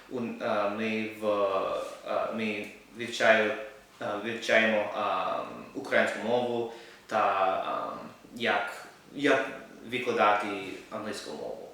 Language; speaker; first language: Ukrainian; non-native, learner; English